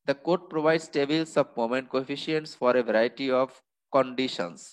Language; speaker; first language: English; non-native, local second language; Bangla